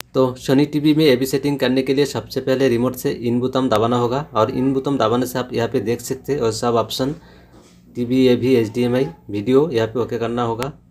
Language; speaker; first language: Hindi; native; Hindi